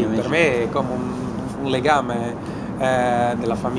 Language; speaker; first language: Italian; non-native, fluent; Portuguese